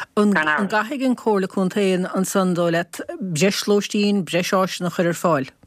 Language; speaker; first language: Irish; native; Irish